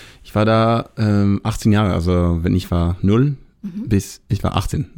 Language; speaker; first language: German; non-native, learner; Hebrew